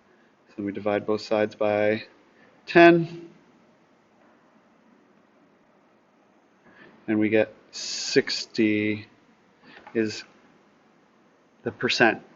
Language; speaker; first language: English; native; English